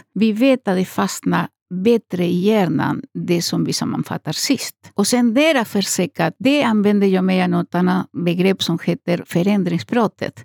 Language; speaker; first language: Swedish; non-native, fluent; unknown